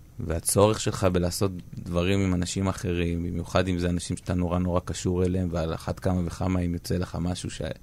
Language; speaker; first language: Hebrew; native; Hebrew